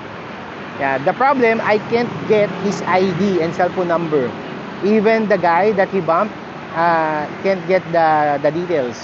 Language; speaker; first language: English; non-native, local second language; Filipino